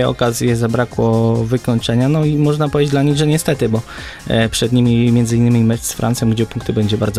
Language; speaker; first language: Polish; native; Polish